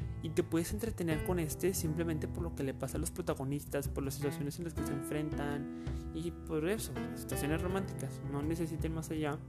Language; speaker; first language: Spanish; native; Spanish